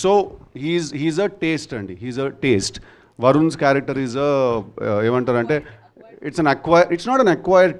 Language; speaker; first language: Telugu; native; Telugu